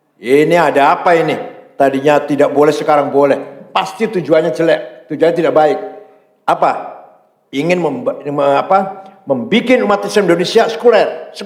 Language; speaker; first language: Malay; non-native, local second language; Javanese